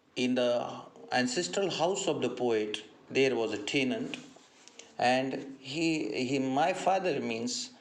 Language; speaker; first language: English; non-native, local second language; Marathi